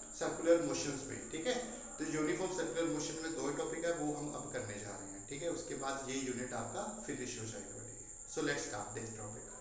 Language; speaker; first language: Hindi; non-native, local second language; Punjabi